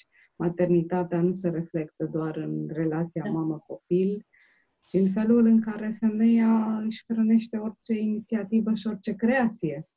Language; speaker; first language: Romanian; native; Romanian